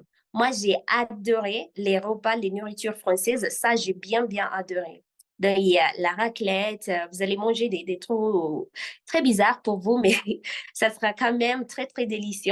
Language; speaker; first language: French; non-native, fluent; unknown